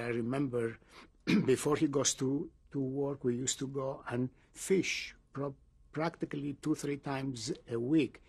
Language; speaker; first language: English; non-native, fluent; Greek